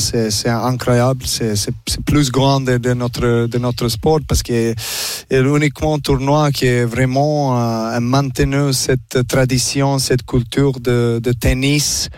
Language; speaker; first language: French; non-native, learner; Serbian